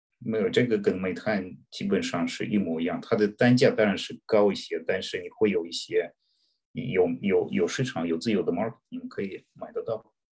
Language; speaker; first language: Chinese; non-native, fluent; Russian